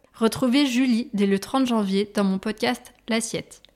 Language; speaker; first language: French; native; French